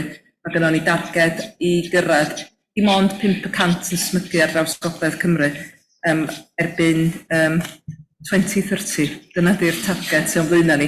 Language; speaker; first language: Welsh; native; Welsh